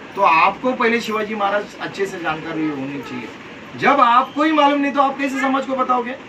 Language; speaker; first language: Hindi; non-native, local second language; Marathi